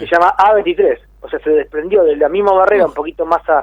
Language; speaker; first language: Spanish; native; Spanish